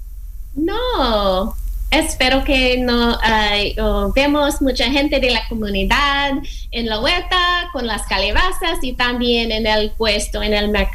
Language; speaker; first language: Spanish; non-native, fluent; English